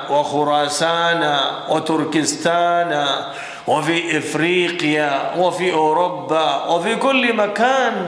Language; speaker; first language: Arabic; non-native, fluent; Urdu